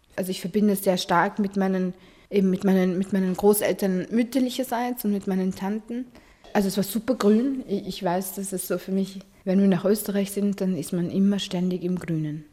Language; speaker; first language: German; early bilingual, other home language; Arabic